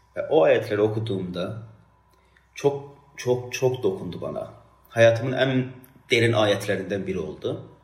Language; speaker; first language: Turkish; non-native, fluent; Persian